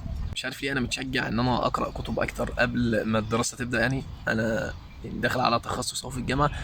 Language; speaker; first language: Arabic; native; Arabic